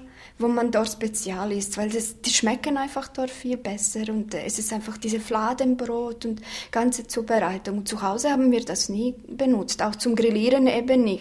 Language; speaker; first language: German; non-native, fluent; Bosnian